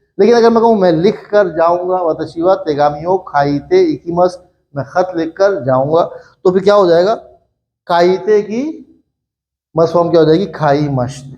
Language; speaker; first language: Urdu; native; Urdu